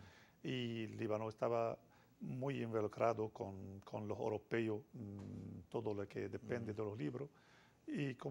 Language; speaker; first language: Spanish; non-native, fluent; Arabic